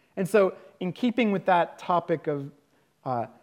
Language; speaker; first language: English; native; English